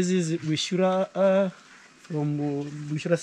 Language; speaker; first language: English; non-native, local second language; Kinyarwanda